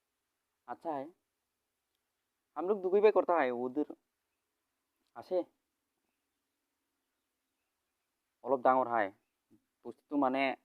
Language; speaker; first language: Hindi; non-native, local second language; Bodo